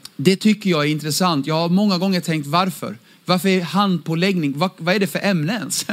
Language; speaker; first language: Swedish; early bilingual, other home language; Aramaic